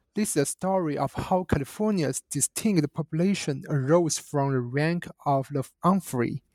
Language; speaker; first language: English; non-native, fluent; Chinese